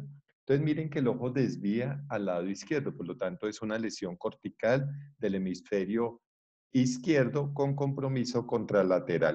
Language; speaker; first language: Spanish; native; Spanish